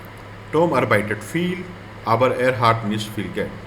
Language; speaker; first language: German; non-native, learner; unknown